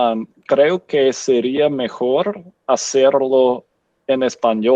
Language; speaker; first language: Spanish; non-native, learner; English